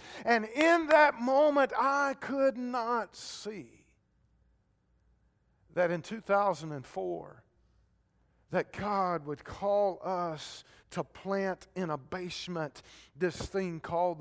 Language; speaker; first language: English; native; English